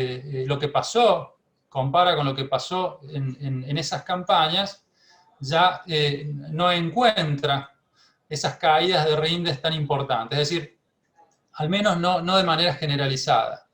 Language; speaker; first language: Spanish; native; Spanish